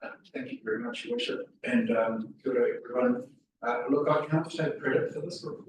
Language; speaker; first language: English; native; English